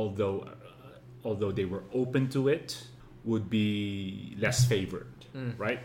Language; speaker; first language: English; non-native, local second language; Filipino